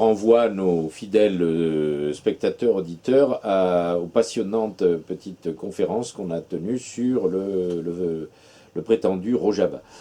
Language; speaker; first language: French; native; French